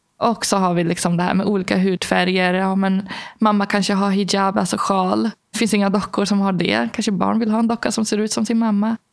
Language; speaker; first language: Swedish; early bilingual, other home language; Arabic